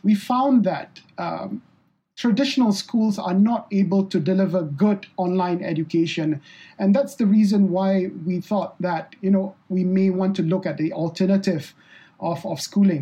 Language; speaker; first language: English; non-native, local second language; Malay